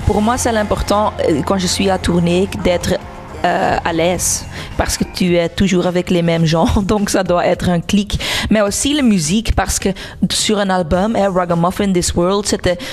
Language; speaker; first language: French; non-native, local second language; Dutch